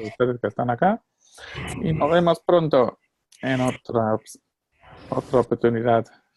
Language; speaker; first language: Spanish; non-native, fluent; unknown